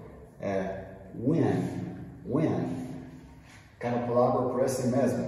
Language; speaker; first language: Portuguese; non-native, fluent; English